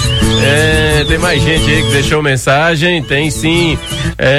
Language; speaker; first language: Portuguese; native; Portuguese